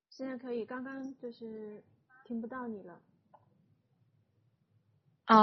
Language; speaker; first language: Chinese; native; Chinese